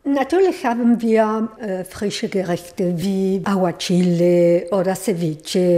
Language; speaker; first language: German; non-native, learner; Spanish